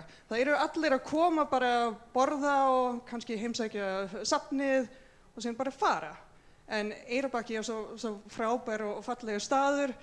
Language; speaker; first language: Icelandic; non-native, fluent; English